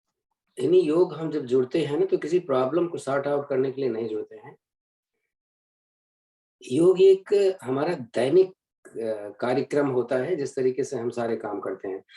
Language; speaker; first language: Hindi; native; Hindi